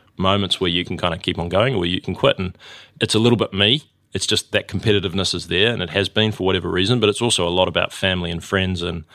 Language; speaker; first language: English; native; English